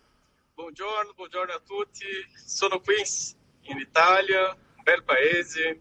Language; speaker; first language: Italian; non-native, fluent; Portuguese